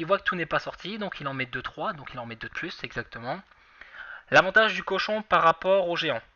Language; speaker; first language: French; native; French